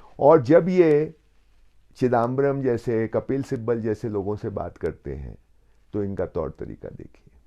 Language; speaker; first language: Hindi; native; Hindi